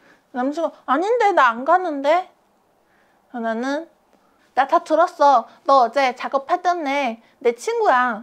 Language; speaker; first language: Korean; non-native, fluent; Chinese